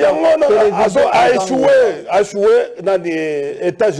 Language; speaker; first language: French; non-native, local second language; Lingala